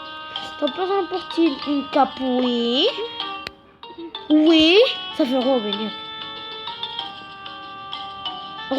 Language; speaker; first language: French; non-native, local second language; Arabic